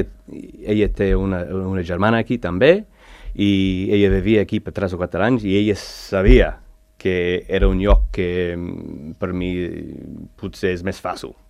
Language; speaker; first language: Catalan; non-native, learner; English